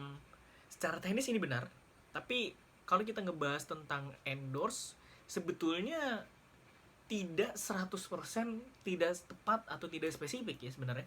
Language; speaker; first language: Indonesian; native; Indonesian